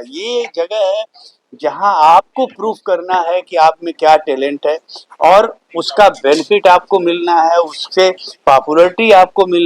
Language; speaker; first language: Hindi; native; Hindi